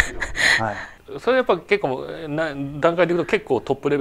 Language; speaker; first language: Japanese; native; Japanese